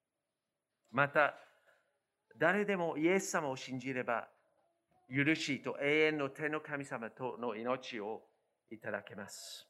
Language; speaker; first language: Japanese; non-native, fluent; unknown